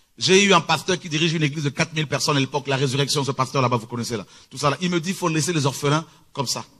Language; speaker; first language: French; early bilingual, other home language; Lingala